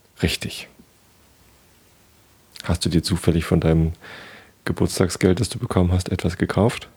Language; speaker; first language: German; native; German